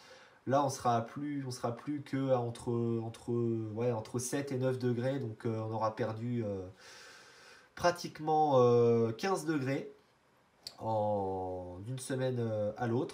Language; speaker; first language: French; native; French